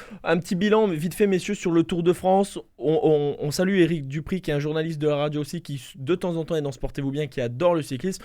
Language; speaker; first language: French; native; French